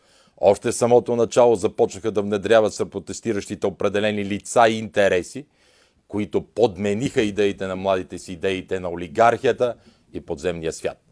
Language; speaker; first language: Bulgarian; native; Bulgarian